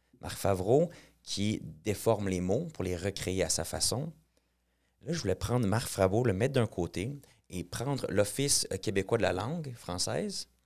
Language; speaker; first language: French; native; French